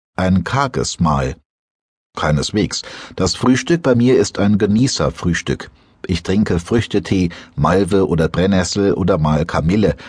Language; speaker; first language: German; native; German